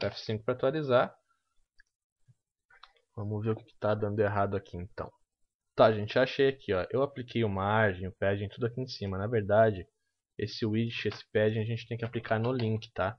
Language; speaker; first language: Portuguese; native; Portuguese